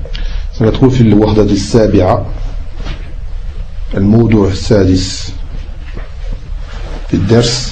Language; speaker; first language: Arabic; non-native, fluent; French